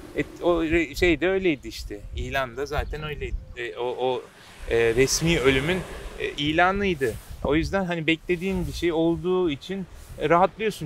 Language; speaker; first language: Turkish; native; Turkish